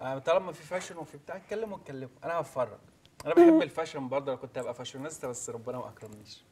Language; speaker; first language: Arabic; native; Arabic